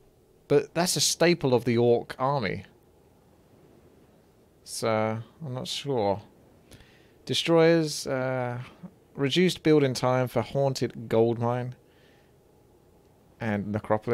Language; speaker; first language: English; native; English